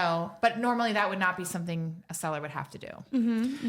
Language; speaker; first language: English; native; English